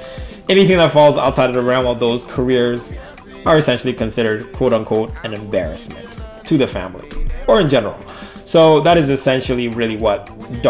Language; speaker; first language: English; non-native, local second language; Akan